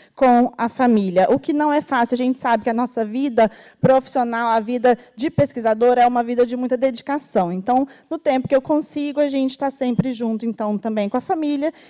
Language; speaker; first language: Portuguese; native; Portuguese